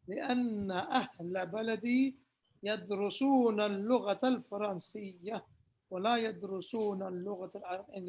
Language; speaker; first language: Arabic; non-native, fluent; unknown